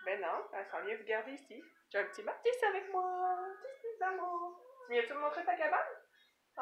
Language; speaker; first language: French; native; French